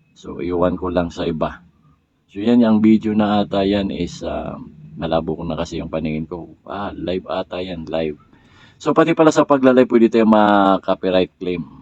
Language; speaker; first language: Filipino; non-native, local second language; Maranao